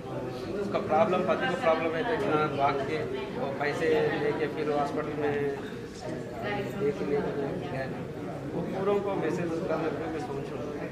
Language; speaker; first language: Hindi; non-native, local second language; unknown